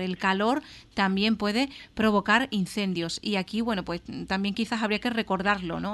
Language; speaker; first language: Spanish; native; Spanish